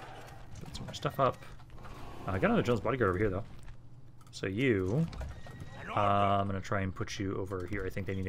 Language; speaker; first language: English; native; English